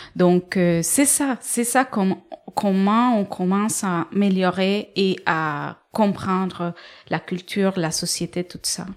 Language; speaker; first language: French; non-native, fluent; Spanish